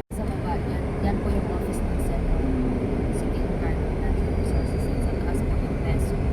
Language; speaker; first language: Filipino; non-native, local second language; Hiligaynon